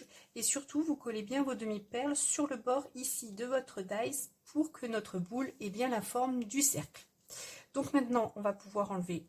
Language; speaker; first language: French; native; French